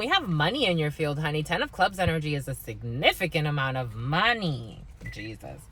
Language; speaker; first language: English; native; English